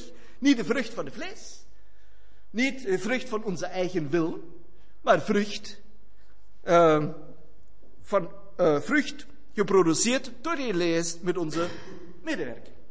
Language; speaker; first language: Dutch; non-native, fluent; German